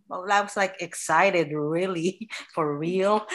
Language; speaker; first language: English; non-native, local second language; Filipino